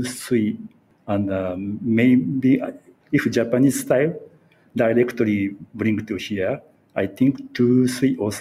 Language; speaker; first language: English; non-native, learner; Japanese